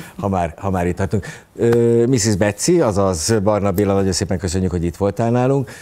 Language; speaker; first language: Hungarian; native; Hungarian